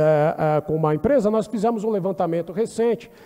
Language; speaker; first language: Portuguese; native; Portuguese